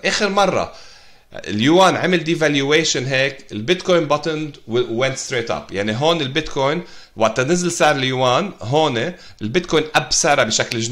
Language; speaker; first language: Arabic; native; Arabic